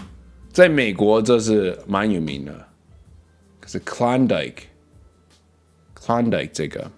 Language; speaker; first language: Chinese; early bilingual, heritage; English